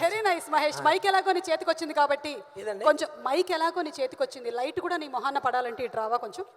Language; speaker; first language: Telugu; native; Telugu